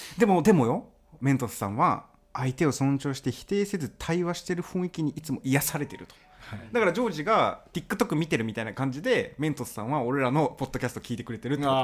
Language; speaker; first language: Japanese; native; Japanese